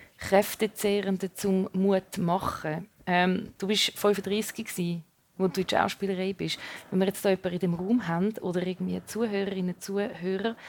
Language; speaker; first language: German; native; German